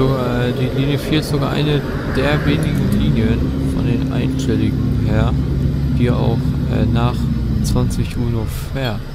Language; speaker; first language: German; native; German